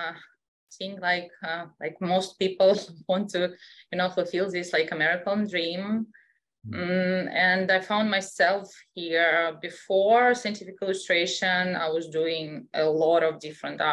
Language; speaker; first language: English; non-native, fluent; Russian